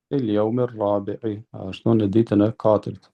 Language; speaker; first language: Arabic; non-native, fluent; Albanian